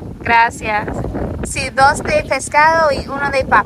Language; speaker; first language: Spanish; non-native, learner; English